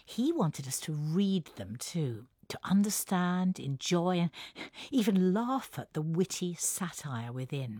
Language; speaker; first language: English; native; English